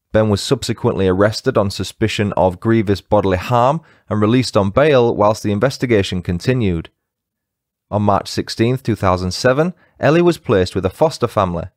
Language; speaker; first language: English; native; English